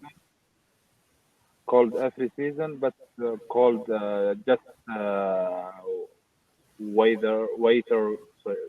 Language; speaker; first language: English; non-native, learner; Arabic